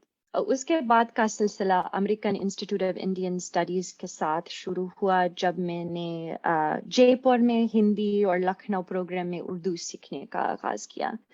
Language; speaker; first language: Hindi; non-native, fluent; English